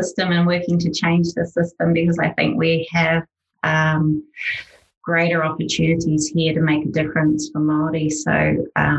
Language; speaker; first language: English; native; English